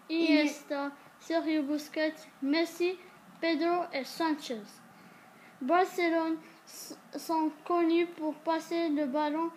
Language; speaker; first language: French; non-native, learner; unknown